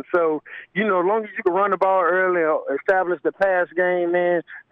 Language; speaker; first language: English; native; English